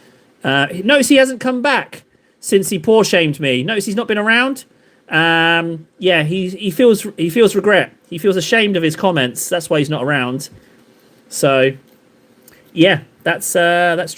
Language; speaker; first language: English; native; English